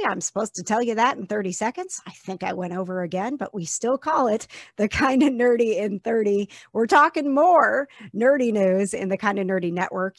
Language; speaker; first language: English; native; English